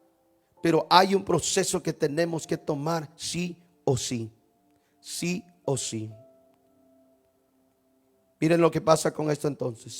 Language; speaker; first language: Spanish; native; Spanish